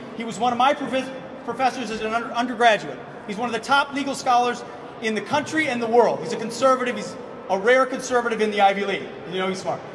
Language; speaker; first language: English; native; English